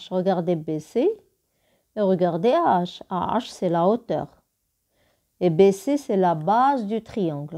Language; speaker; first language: French; non-native, local second language; Arabic